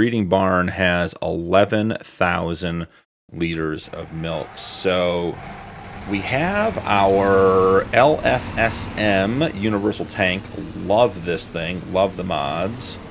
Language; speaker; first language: English; native; English